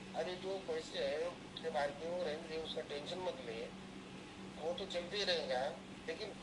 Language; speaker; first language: Hindi; non-native, local second language; Marathi